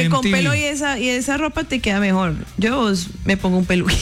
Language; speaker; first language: Spanish; native; Spanish